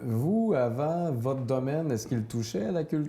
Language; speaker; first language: French; native; French